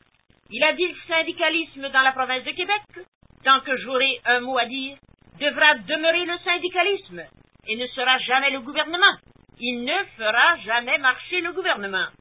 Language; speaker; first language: French; native; French